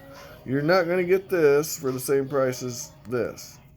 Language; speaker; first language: English; native; English